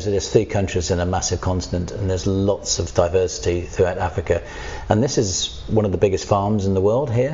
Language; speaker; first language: English; native; English